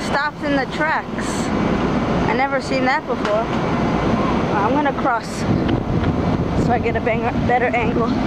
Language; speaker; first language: English; native; English